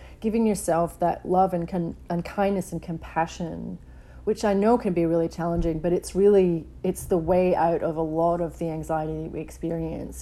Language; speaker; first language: English; native; English